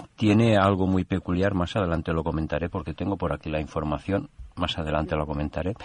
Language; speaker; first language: Spanish; non-native, local second language; Catalan